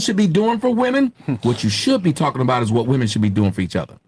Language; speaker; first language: English; native; English